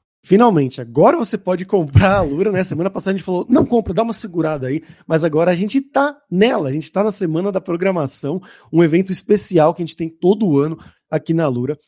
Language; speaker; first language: Portuguese; native; Portuguese